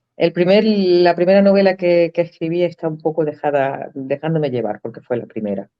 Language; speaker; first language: Spanish; native; Spanish